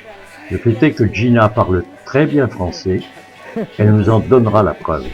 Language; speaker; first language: French; native; French